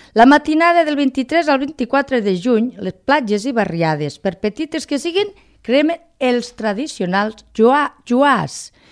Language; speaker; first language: Catalan; native; Catalan